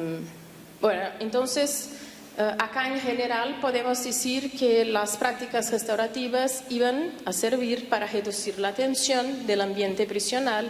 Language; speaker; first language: Spanish; non-native, fluent; Portuguese